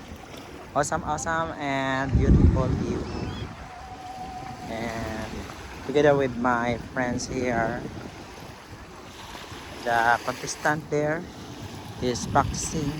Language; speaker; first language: English; non-native, local second language; Hiligaynon